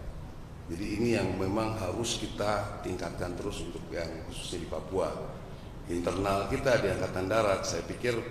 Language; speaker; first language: Indonesian; native; Indonesian